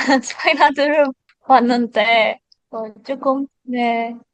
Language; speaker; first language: Korean; non-native, learner; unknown